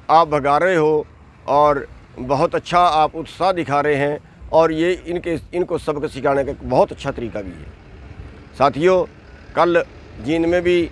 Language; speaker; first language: Hindi; native; Hindi